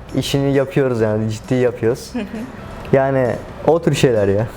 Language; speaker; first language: Turkish; native; Turkish